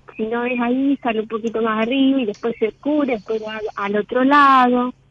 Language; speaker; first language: Spanish; native; Spanish